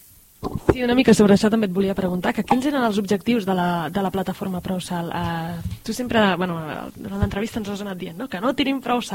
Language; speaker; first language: Catalan; native; Catalan